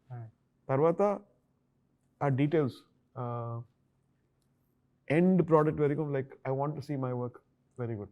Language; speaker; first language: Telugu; non-native, local second language; Tamil